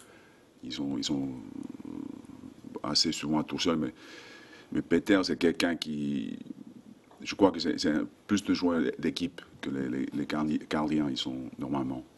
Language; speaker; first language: French; non-native, fluent; Finnish